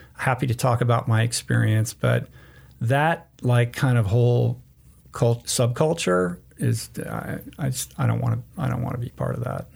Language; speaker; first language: English; native; English